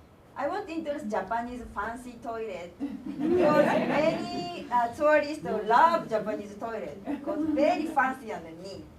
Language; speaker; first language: English; non-native, learner; Japanese